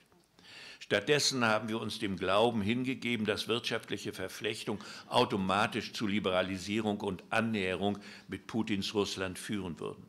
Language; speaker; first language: German; native; German